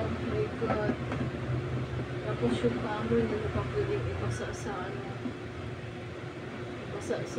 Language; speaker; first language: Filipino; native; Filipino